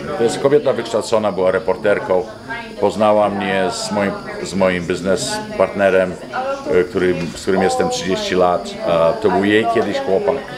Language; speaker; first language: Polish; early bilingual, heritage; Polish